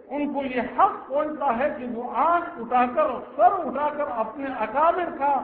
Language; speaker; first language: Urdu; non-native, local second language; Pashto